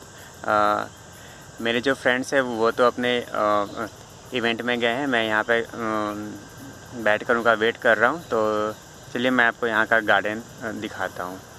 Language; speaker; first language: Hindi; native; Hindi